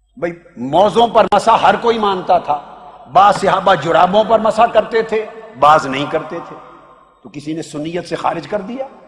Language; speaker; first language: Urdu; non-native, local second language; Punjabi